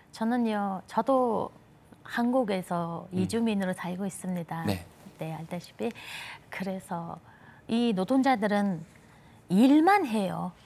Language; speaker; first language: Korean; non-native, fluent; Mongolian